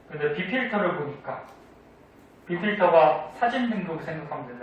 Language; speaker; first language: Korean; native; Korean